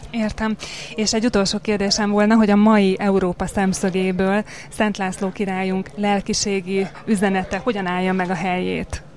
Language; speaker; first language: Hungarian; native; Hungarian